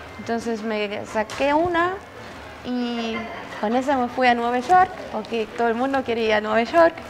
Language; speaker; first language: Spanish; non-native, fluent; German